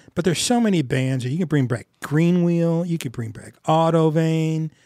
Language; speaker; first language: English; native; English